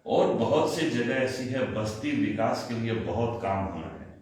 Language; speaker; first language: Hindi; non-native, local second language; Bangla